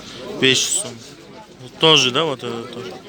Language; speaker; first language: Russian; non-native, local second language; Kyrgyz